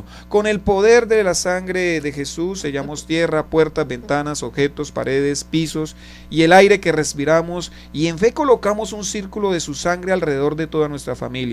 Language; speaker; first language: Spanish; native; Spanish